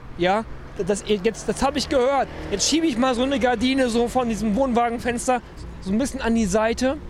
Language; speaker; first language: German; native; German